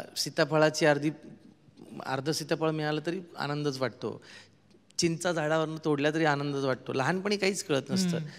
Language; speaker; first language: Marathi; non-native, local second language; Marwari